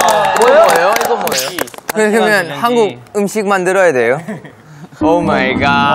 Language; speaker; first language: Korean; non-native, learner; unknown